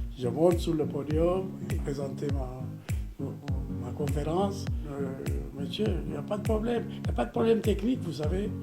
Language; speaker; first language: French; non-native, fluent; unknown